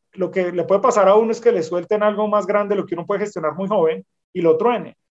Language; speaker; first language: Spanish; native; Spanish